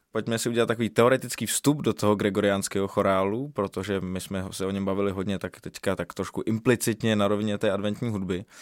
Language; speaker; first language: Czech; native; Czech